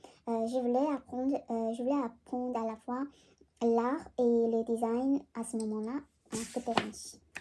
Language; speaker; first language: French; non-native, learner; Korean